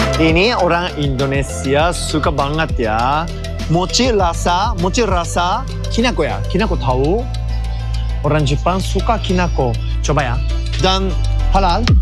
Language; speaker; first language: Indonesian; non-native, fluent; Japanese